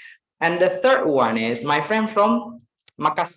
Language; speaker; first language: English; non-native, fluent; Indonesian